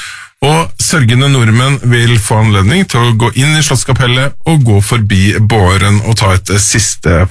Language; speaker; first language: Norwegian; native; Norwegian